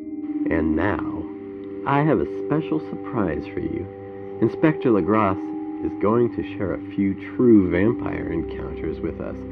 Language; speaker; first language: English; native; English